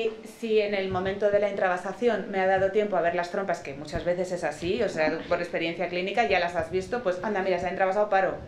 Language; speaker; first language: Spanish; native; Spanish